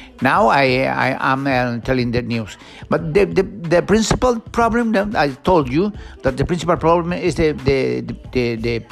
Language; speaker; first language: English; non-native, learner; Spanish